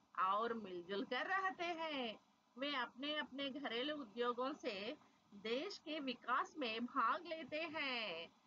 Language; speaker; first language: Hindi; non-native, local second language; Telugu